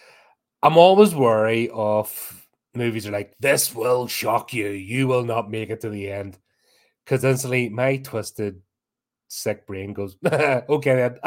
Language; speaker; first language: English; native; English